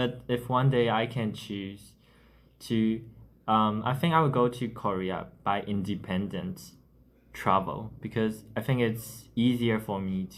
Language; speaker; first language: English; non-native, learner; Chinese